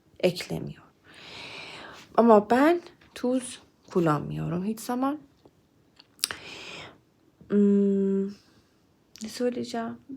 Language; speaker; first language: Turkish; non-native, learner; Persian